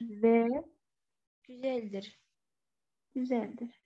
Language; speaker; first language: Turkish; non-native, fluent; Kyrgyz